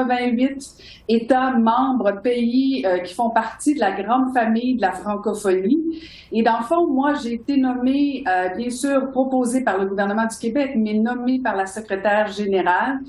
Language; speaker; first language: French; native; French